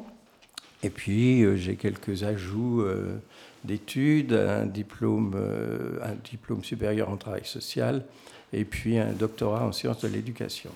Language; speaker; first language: French; native; French